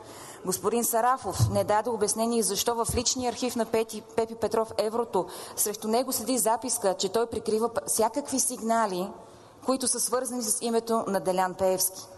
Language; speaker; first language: Bulgarian; native; Bulgarian